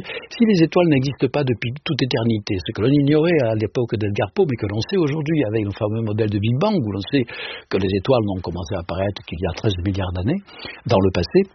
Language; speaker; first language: French; native; French